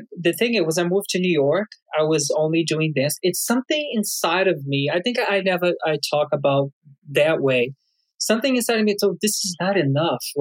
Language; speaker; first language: English; non-native, fluent; Portuguese